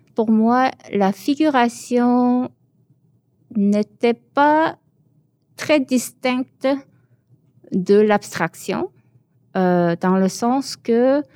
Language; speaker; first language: French; early bilingual, other home language; Korean